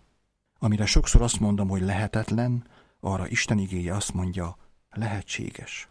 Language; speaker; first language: Hungarian; native; Hungarian